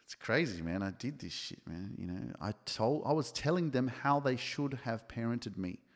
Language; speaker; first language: English; early bilingual, other home language; Polish